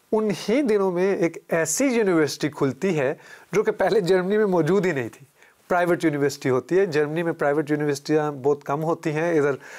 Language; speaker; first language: Urdu; native; Urdu